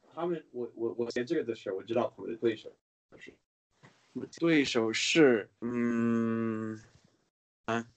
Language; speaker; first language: Chinese; early bilingual, heritage; Chinese